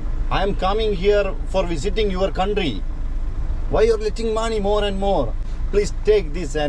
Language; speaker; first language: English; non-native, local second language; Malayalam